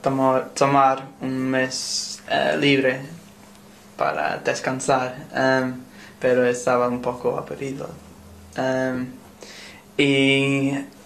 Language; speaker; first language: Spanish; non-native, learner; English